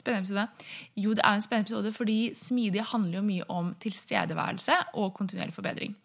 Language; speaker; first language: Norwegian; native; Norwegian